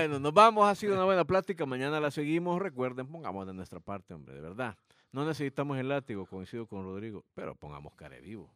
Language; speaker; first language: Spanish; native; Spanish